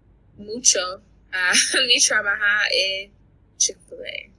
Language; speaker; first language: Spanish; non-native, learner; English